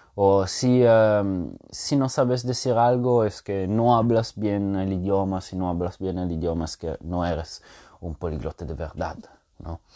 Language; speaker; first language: Spanish; non-native, fluent; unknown